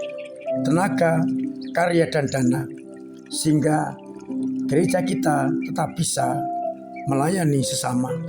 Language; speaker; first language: Indonesian; non-native, local second language; Javanese